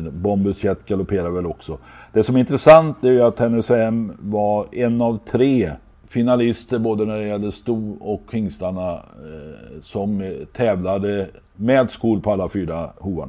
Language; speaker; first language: Swedish; native; Swedish